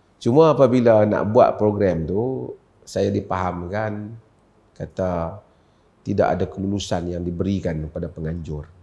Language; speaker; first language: Malay; native; Malay